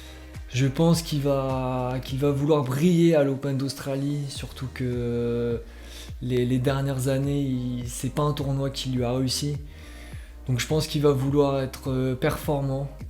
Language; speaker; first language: French; native; French